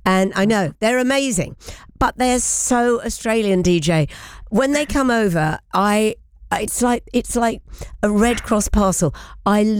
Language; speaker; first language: English; native; English